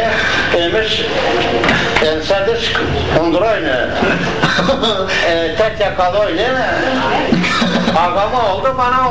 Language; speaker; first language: Greek; non-native, local second language; Turkish